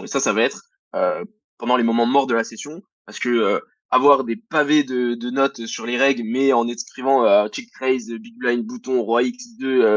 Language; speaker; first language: French; native; French